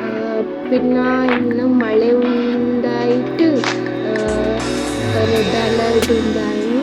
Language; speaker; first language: Malayalam; non-native, learner; Kannada